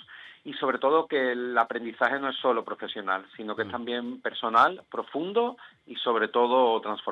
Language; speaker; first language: Spanish; native; Spanish